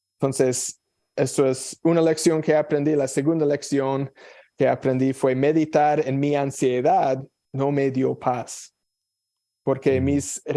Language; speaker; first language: Spanish; non-native, fluent; English